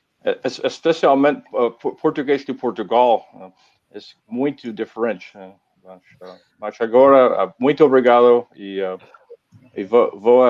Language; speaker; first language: Portuguese; non-native, learner; English